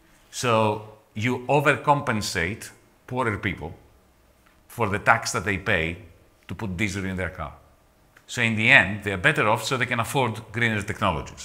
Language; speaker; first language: English; non-native, fluent; Greek